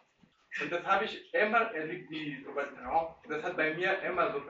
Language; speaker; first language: German; non-native, learner; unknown